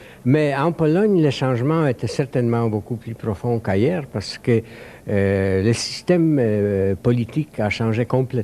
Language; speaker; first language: French; non-native, fluent; Polish